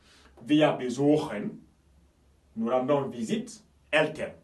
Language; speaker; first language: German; non-native, fluent; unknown